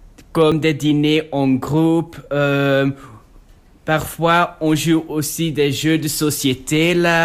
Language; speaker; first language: French; non-native, local second language; Dutch